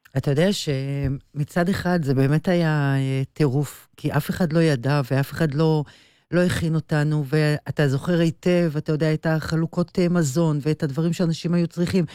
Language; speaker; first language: Hebrew; native; Hebrew